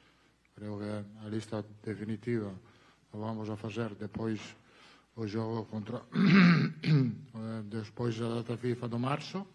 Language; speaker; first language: Portuguese; non-native, fluent; Italian